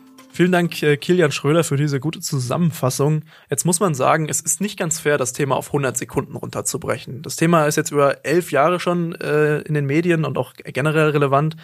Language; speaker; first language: German; native; German